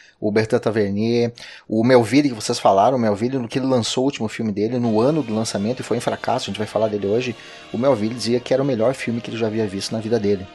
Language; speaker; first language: Portuguese; native; Portuguese